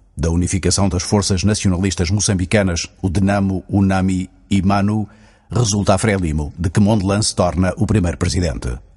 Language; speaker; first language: Portuguese; native; Portuguese